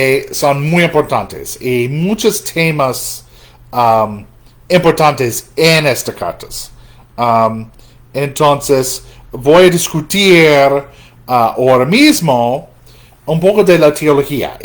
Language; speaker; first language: Spanish; non-native, fluent; English